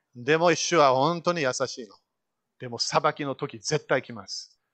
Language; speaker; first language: Japanese; native; Japanese